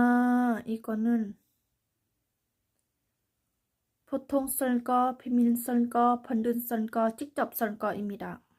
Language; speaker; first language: Korean; non-native, learner; Thai